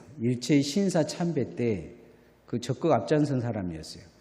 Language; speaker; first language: Korean; native; Korean